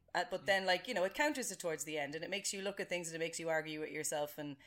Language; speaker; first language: English; native; English